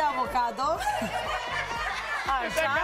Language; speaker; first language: Romanian; native; Romanian